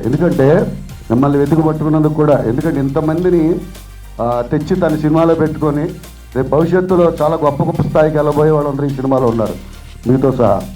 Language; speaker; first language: Telugu; native; Telugu